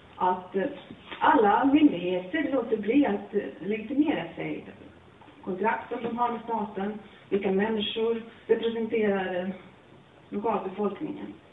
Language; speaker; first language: Swedish; non-native, fluent; Latvian